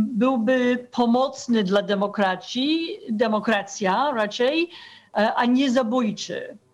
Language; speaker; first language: Polish; non-native, fluent; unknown